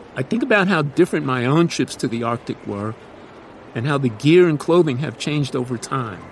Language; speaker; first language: English; native; English